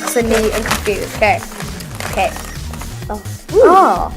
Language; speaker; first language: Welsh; non-native, local second language; English